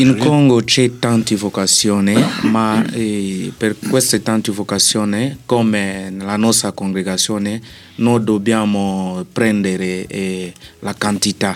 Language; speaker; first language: Italian; non-native, learner; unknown